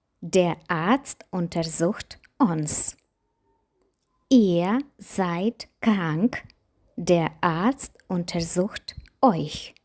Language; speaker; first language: German; non-native, fluent; Ukrainian